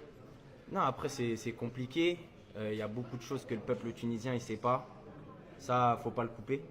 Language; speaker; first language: French; early bilingual, other home language; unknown